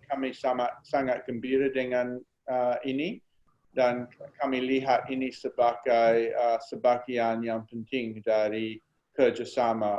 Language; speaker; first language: Indonesian; non-native, fluent; English